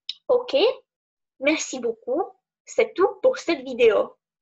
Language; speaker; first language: French; non-native, fluent; Czech